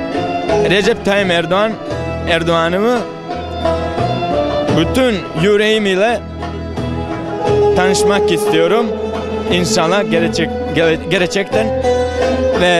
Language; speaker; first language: Turkish; non-native, learner; Bosnian